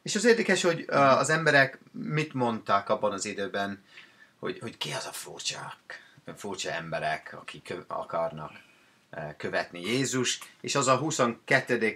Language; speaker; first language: Hungarian; non-native, fluent; English